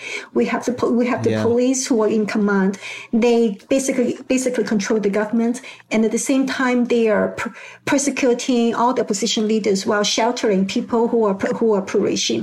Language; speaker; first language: English; non-native, local second language; Cantonese